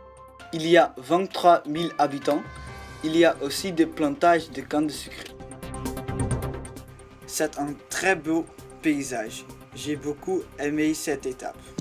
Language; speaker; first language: French; non-native, learner; Dutch